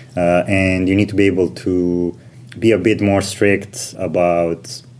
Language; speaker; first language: English; non-native, fluent; Romanian